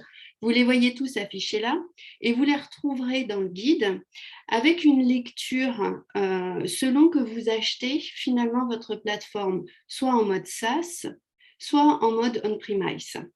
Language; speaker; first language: French; native; French